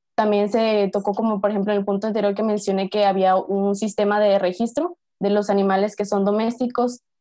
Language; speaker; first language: Spanish; native; Spanish